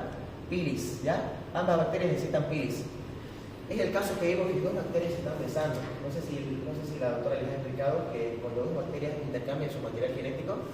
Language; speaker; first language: Spanish; native; Spanish